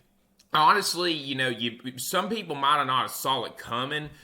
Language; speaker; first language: English; native; English